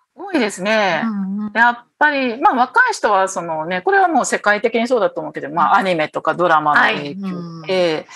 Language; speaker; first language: Japanese; native; Japanese